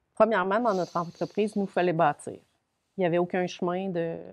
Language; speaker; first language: French; native; French